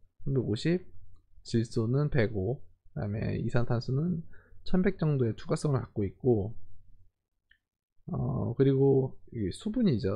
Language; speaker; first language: Korean; native; Korean